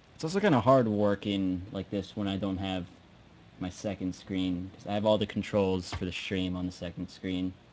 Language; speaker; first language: English; native; English